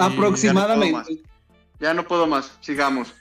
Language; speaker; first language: Spanish; native; Spanish